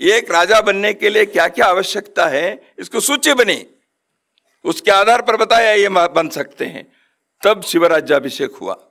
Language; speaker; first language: Hindi; non-native, local second language; Kannada